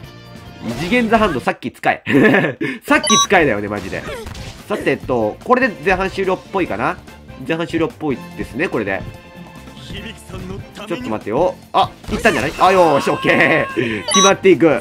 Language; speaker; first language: Japanese; native; Japanese